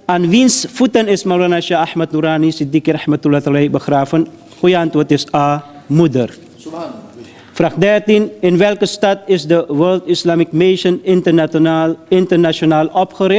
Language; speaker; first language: Dutch; early bilingual, other home language; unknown